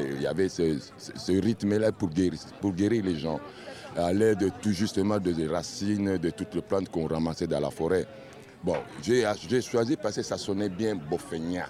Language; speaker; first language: French; non-native, local second language; Lingala